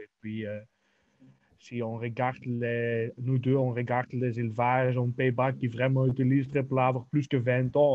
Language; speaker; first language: French; non-native, local second language; Dutch